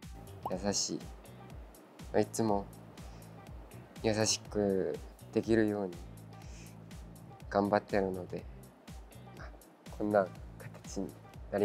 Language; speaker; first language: Japanese; non-native, fluent; Korean